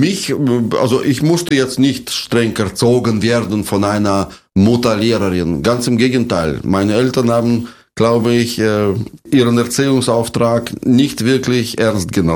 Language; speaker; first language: German; non-native, fluent; Russian